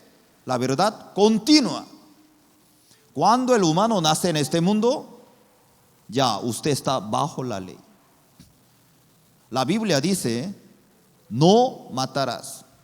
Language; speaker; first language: Spanish; non-native, fluent; Korean